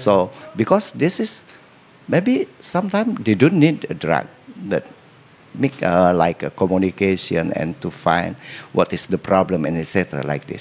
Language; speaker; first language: English; non-native, learner; Indonesian